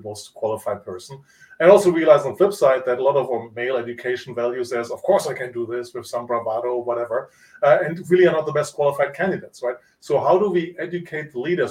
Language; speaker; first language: English; non-native, fluent; Italian